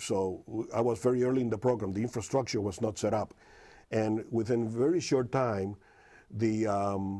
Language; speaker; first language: English; non-native, fluent; Spanish